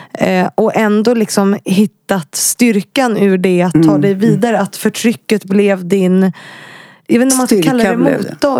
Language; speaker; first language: Swedish; native; Swedish